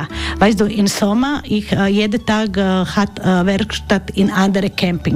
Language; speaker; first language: German; non-native, learner; Croatian